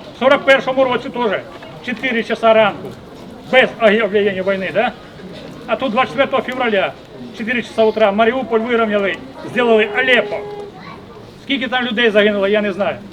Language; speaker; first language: Ukrainian; non-native, local second language; Russian